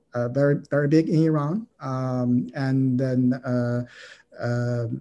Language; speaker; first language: English; non-native, fluent; Chinese